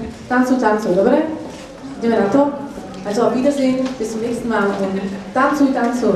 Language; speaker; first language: German; non-native, fluent; Slovak